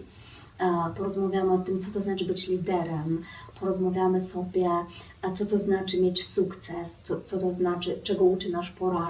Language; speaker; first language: Polish; non-native, fluent; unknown